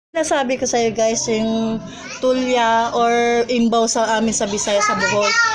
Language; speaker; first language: Filipino; non-native, local second language; Cebuano